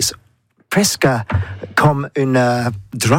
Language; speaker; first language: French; non-native, learner; English